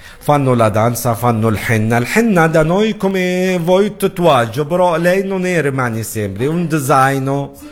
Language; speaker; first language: Italian; non-native, learner; Arabic